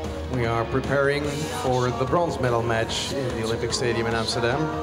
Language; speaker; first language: English; non-native, fluent; Dutch